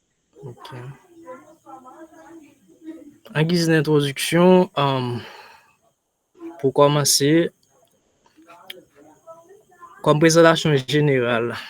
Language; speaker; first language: French; non-native, local second language; Haitian Creole